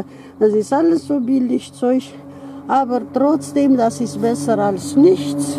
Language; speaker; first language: German; non-native, fluent; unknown